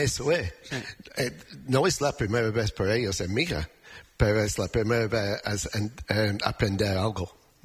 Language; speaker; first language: Spanish; non-native, fluent; English